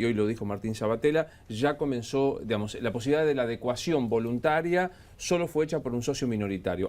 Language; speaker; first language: Spanish; native; Spanish